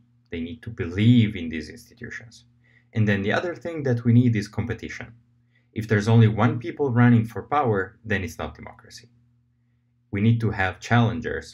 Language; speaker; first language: English; non-native, fluent; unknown